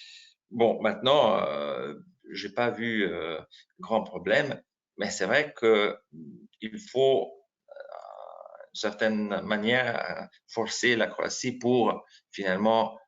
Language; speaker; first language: French; non-native, fluent; Slovenian